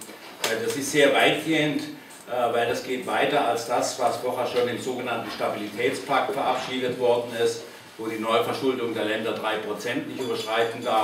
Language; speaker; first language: German; native; German